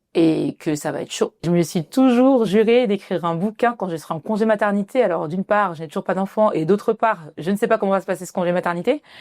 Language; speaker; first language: French; early bilingual, other home language; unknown